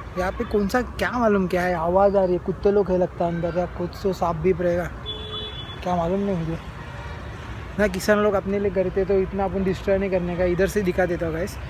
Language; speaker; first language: Hindi; non-native, local second language; Marathi